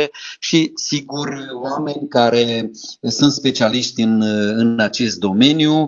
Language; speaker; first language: Romanian; native; Romanian